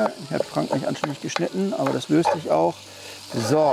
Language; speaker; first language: German; native; German